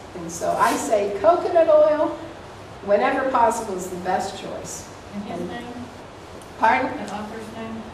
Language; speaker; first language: English; native; English